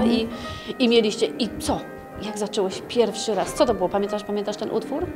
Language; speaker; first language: Polish; native; Polish